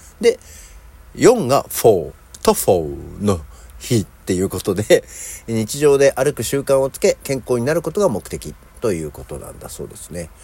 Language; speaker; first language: Japanese; native; Japanese